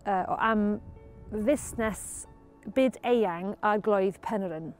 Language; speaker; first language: Welsh; non-native, learner; English